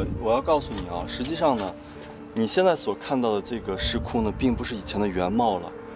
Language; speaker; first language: Chinese; native; Chinese